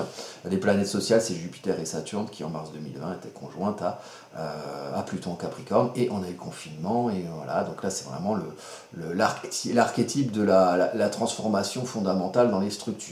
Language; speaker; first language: French; native; French